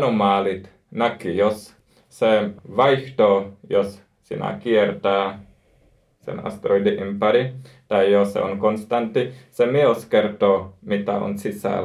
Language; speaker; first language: Finnish; non-native, learner; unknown